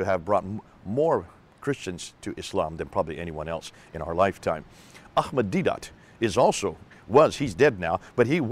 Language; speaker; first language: English; native; English